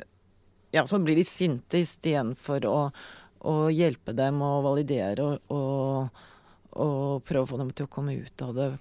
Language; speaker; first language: Norwegian; native; Norwegian